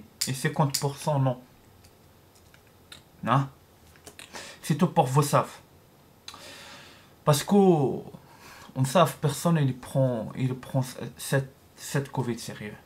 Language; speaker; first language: French; non-native, learner; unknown